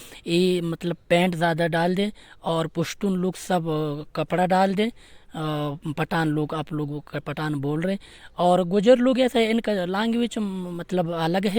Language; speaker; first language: Hindi; non-native, learner; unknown